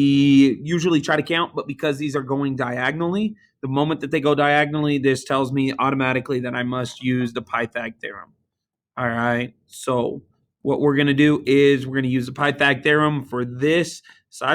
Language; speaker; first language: English; native; English